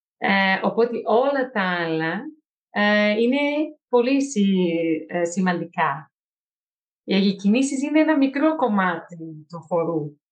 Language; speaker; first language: Greek; non-native, fluent; Portuguese